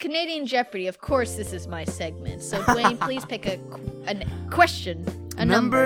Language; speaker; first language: English; native; English